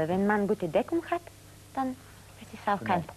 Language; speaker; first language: German; non-native, fluent; Bulgarian